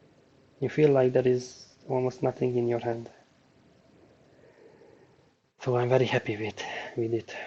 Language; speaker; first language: English; non-native, fluent; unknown